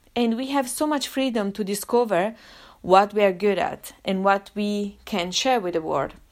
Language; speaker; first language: English; non-native, fluent; Italian